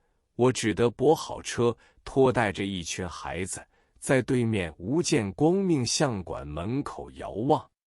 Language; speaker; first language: Chinese; native; Chinese